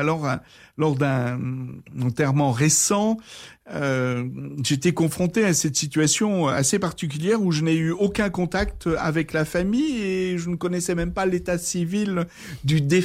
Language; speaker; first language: French; native; French